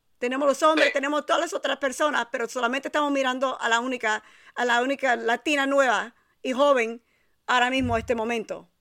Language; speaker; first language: Spanish; early bilingual, heritage; Spanish